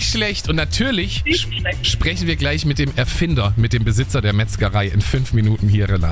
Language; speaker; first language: German; native; German